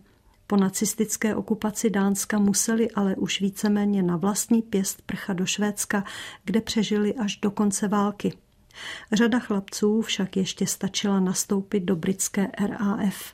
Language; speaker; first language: Czech; native; Czech